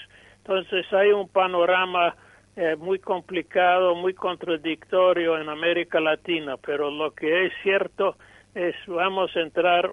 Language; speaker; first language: Spanish; non-native, fluent; English